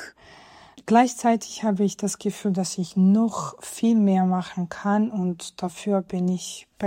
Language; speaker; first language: German; non-native, fluent; Georgian